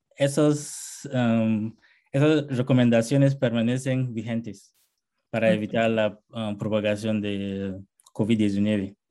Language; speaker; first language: Spanish; non-native, fluent; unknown